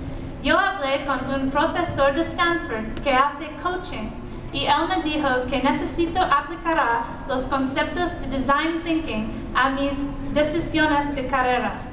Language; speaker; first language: Spanish; non-native, learner; English